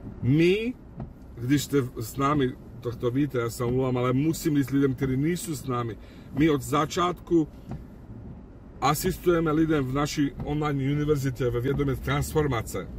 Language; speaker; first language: Czech; non-native, fluent; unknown